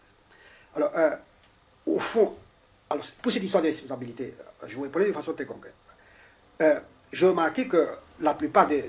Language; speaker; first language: French; non-native, fluent; Romanian